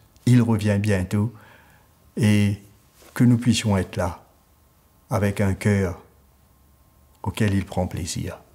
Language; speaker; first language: French; native; French